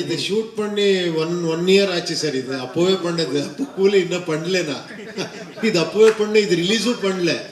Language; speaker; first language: Tamil; non-native, fluent; Kannada